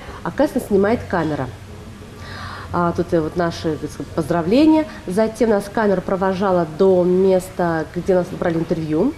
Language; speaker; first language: Russian; native; Russian